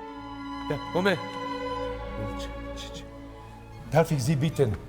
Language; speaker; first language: German; non-native, learner; Latvian